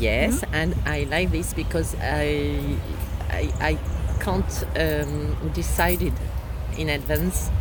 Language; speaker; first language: English; non-native, learner; French